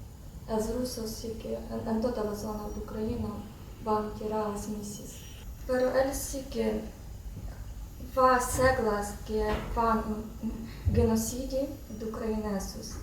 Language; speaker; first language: Catalan; non-native, learner; Ukrainian